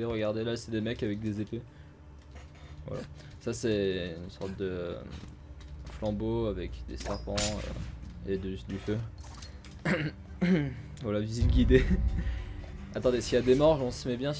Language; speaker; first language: French; native; French